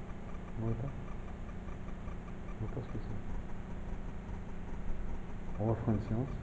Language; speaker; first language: French; native; French